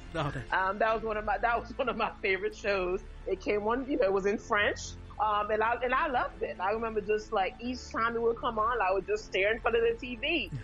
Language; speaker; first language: English; early bilingual, other home language; Haitian Creole